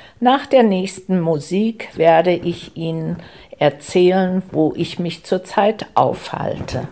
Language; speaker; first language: German; native; German